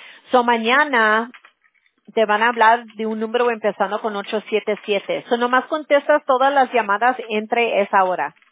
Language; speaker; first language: Spanish; early bilingual, heritage; Spanish